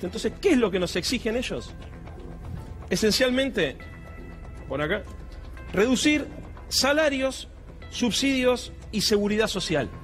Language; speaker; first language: Spanish; native; Spanish